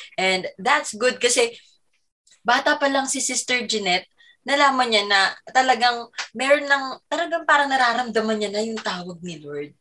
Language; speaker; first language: Filipino; native; Filipino